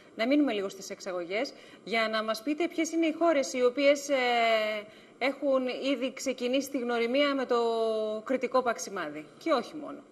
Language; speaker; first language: Greek; native; Greek